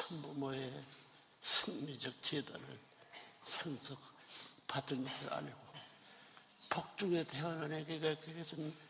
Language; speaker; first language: Korean; native; Korean